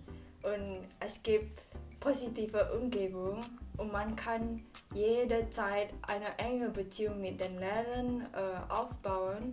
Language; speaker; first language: German; non-native, learner; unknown